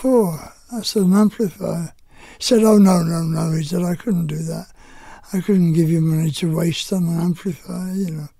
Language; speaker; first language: English; native; English